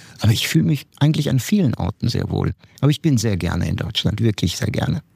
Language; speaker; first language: German; non-native, fluent; Turkish